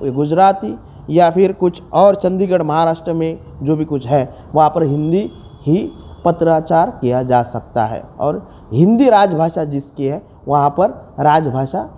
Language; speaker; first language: Hindi; non-native, local second language; Marathi